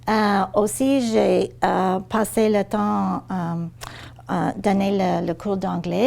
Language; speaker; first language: French; non-native, fluent; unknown